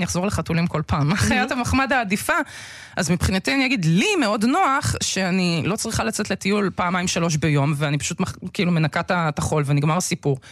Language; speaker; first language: Hebrew; early bilingual, other home language; Russian